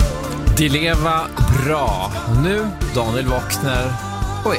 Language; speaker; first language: Swedish; native; Swedish